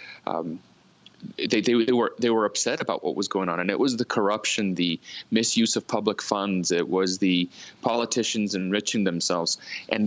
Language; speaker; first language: English; early bilingual, other home language; Spanish